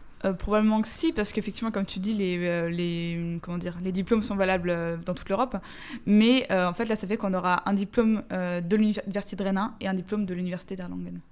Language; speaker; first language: French; native; French